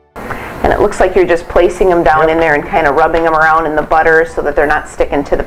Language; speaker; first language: English; native; English